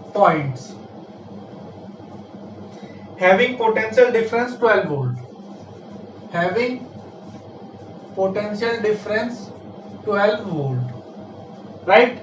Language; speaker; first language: English; non-native, local second language; Hindi